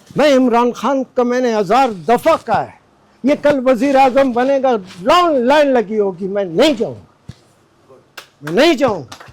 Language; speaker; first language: Urdu; non-native, local second language; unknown